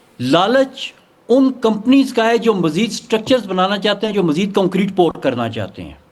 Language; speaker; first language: Urdu; non-native, local second language; Punjabi